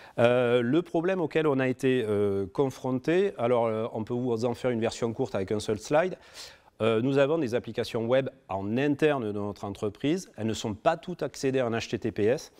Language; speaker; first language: French; native; French